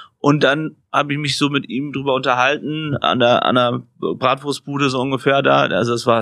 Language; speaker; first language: German; native; German